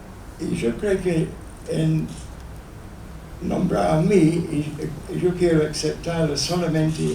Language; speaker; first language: Spanish; non-native, fluent; English